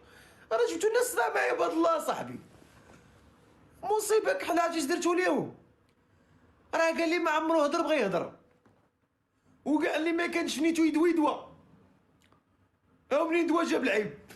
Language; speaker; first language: Arabic; native; Arabic